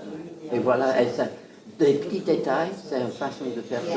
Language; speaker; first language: French; non-native, fluent; English